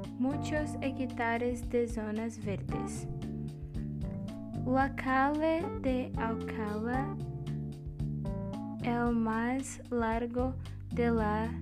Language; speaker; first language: Spanish; non-native, learner; Portuguese